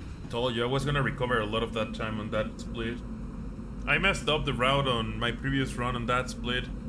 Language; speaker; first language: English; non-native, fluent; Spanish